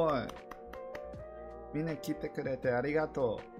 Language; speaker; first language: Japanese; non-native, learner; English